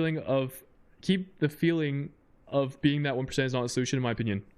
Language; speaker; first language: English; native; English